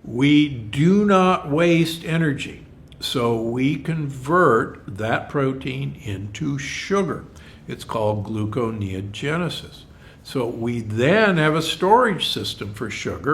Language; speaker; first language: English; native; English